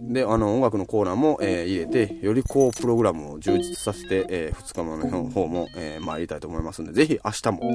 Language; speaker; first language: Japanese; native; Japanese